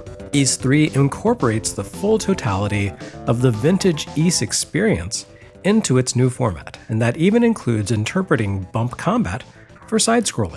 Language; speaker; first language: English; native; English